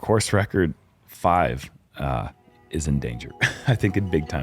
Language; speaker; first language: English; native; English